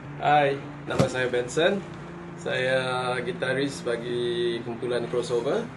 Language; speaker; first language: Malay; non-native, local second language; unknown